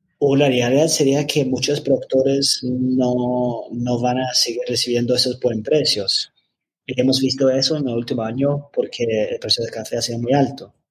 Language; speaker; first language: Spanish; non-native, fluent; English